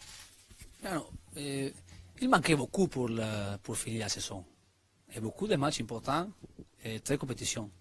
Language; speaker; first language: French; non-native, learner; Spanish